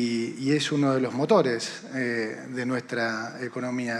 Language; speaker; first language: Spanish; native; Spanish